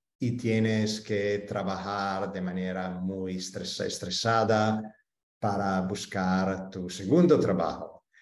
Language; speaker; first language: Spanish; non-native, fluent; Italian